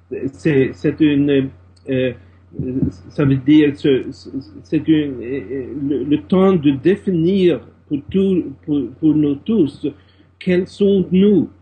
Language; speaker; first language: French; non-native, fluent; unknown